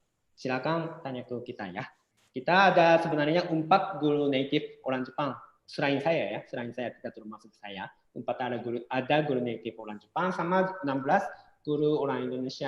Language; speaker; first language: Indonesian; non-native, fluent; Japanese